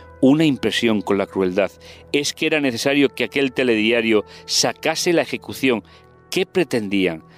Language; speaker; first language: Spanish; native; Spanish